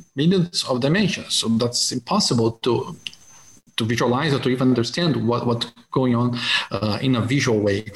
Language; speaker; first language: English; non-native, fluent; Portuguese